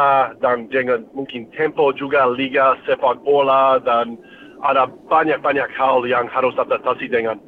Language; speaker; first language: Indonesian; non-native, fluent; English